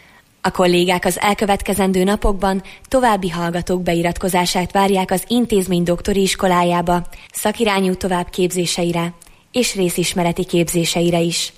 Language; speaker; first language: Hungarian; native; Hungarian